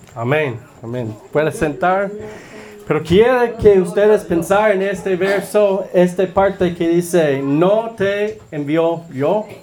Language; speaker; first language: Spanish; non-native, learner; English